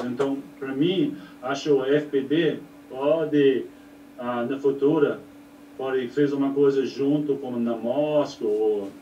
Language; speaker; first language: Portuguese; non-native, learner; English